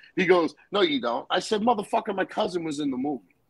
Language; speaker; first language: English; native; English